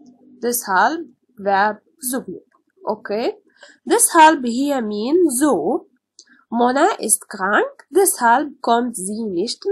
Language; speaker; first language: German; non-native, learner; Arabic